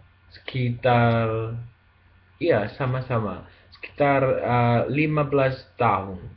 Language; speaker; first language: Indonesian; non-native, learner; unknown